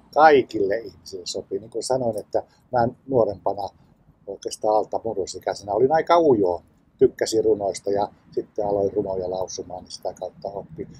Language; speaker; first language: Finnish; native; Finnish